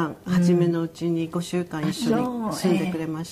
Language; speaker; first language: Japanese; native; Japanese